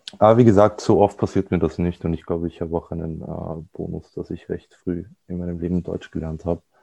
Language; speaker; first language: German; early bilingual, other home language; Arabic